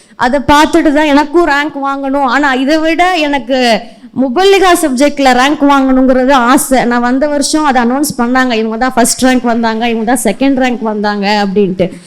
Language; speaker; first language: Tamil; early bilingual, heritage; Tamil